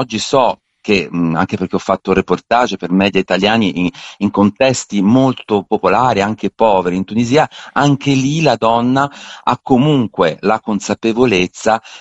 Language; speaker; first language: Italian; native; Italian